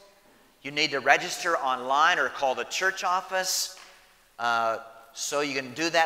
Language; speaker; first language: English; native; English